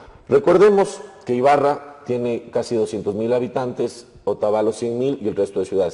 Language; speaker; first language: Spanish; native; Spanish